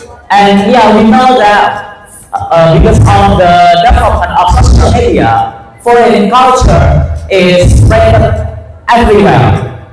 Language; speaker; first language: English; non-native, fluent; Indonesian